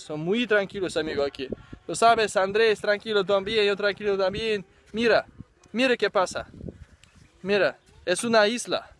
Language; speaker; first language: Spanish; non-native, learner; Russian